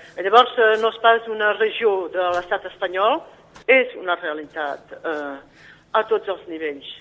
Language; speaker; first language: Catalan; native; Catalan